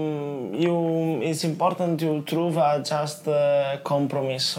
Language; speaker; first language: English; non-native, learner; Italian